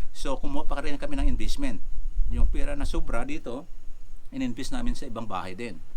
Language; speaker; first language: Filipino; native; Filipino